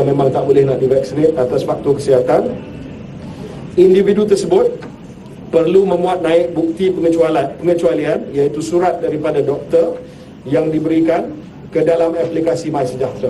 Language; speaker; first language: Malay; native; Malay